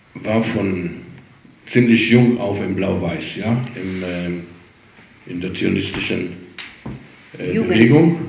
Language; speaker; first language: German; early bilingual, heritage; German